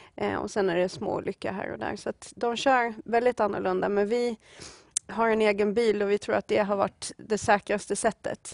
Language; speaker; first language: Swedish; native; Swedish